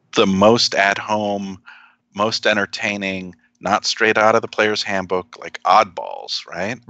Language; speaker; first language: English; native; English